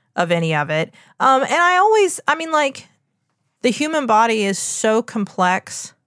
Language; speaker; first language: English; native; English